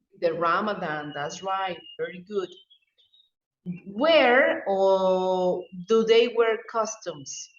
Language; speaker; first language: English; non-native, fluent; Spanish